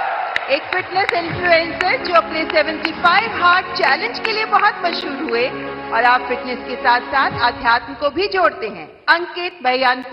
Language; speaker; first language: Hindi; native; Hindi